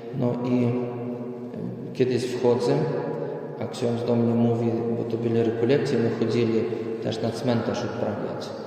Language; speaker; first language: Polish; non-native, local second language; Ukrainian